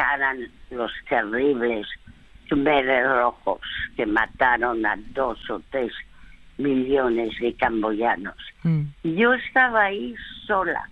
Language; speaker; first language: Spanish; early bilingual, other home language; French